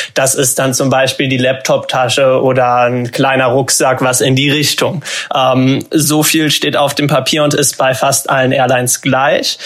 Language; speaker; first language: German; native; German